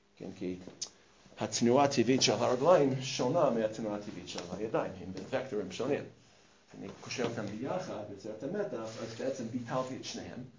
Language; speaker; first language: Hebrew; non-native, fluent; English